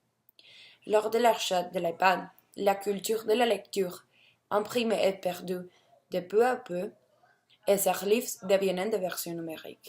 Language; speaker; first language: French; non-native, learner; Spanish